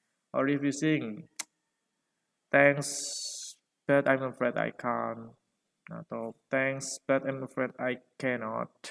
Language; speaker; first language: English; non-native, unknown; Indonesian